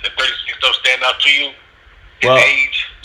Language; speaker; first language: English; native; English